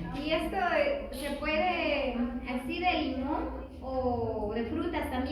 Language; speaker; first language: Spanish; native; Spanish